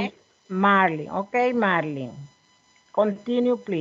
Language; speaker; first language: English; non-native, learner; Spanish